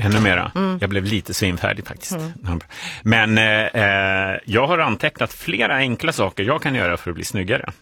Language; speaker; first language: Swedish; native; Swedish